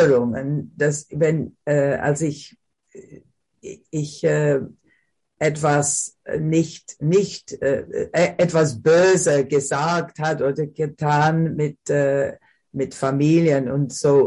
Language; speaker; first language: German; non-native, learner; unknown